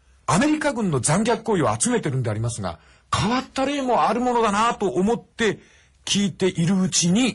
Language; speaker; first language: Japanese; native; Japanese